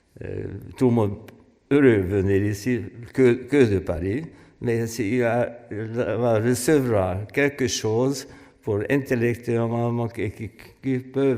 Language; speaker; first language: French; non-native, fluent; Hungarian